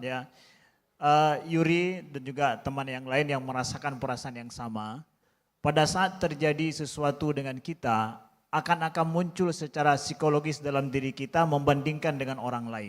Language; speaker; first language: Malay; non-native, local second language; Achinese